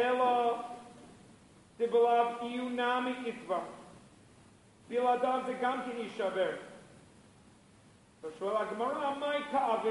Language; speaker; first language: Hebrew; non-native, fluent; English